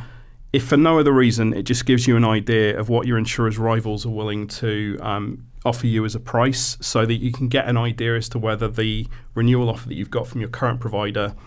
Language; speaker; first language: English; native; English